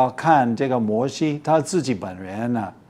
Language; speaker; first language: Chinese; early bilingual, heritage; English